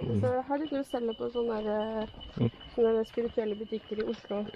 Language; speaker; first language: Norwegian; early bilingual, heritage; Norwegian